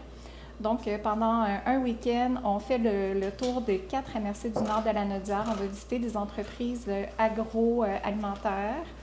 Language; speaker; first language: French; native; French